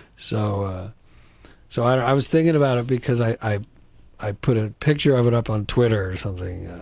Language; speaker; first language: English; native; English